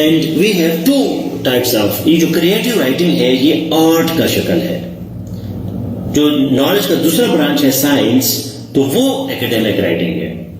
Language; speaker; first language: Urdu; non-native, local second language; Pashto